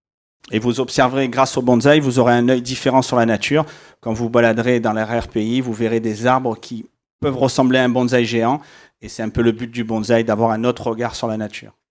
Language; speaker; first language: French; native; French